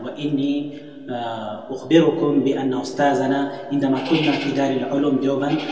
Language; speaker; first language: Arabic; non-native, fluent; Urdu